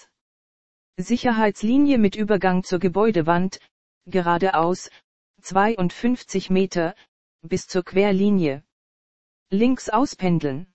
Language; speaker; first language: German; native; German